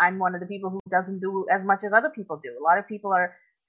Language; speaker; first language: English; non-native, local second language; Urdu